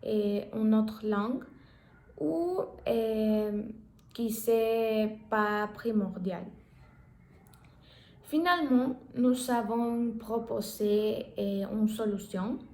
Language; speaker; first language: French; non-native, learner; Spanish